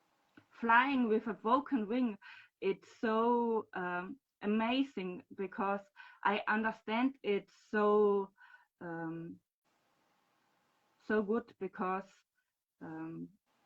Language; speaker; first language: English; non-native, learner; German